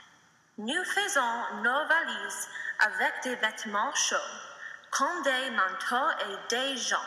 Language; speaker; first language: French; non-native, learner; English